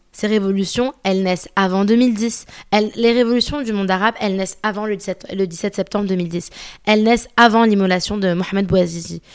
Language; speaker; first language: French; early bilingual, other home language; Arabic